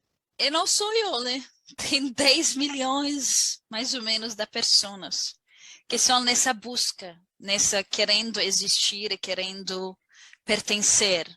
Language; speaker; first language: Portuguese; non-native, learner; Arabic